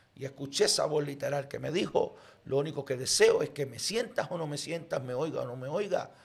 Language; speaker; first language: Spanish; native; Spanish